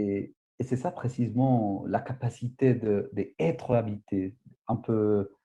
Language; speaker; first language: French; non-native, fluent; Spanish